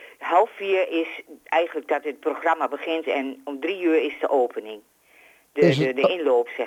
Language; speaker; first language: Dutch; native; Dutch